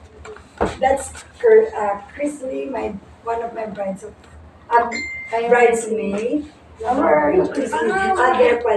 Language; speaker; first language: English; non-native, local second language; Filipino